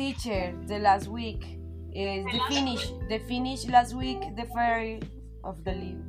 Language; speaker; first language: English; non-native, learner; Spanish